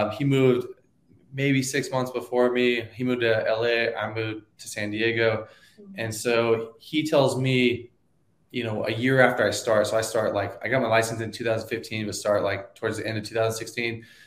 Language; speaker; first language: English; native; English